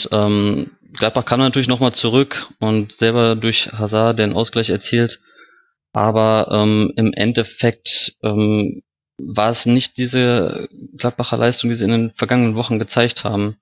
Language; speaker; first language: German; native; German